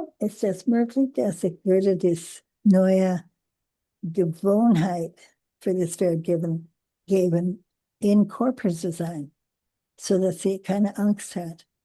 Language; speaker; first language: German; non-native, learner; English